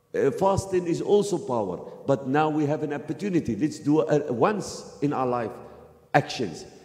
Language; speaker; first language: English; non-native, fluent; Arabic